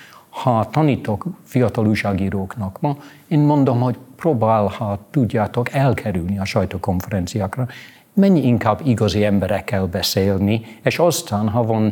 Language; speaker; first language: Hungarian; non-native, fluent; English